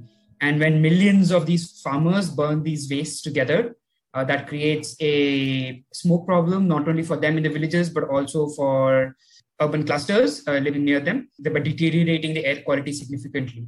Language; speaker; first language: English; non-native, local second language; Hindi